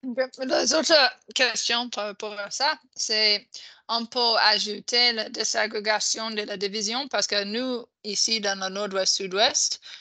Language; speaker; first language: French; non-native, fluent; English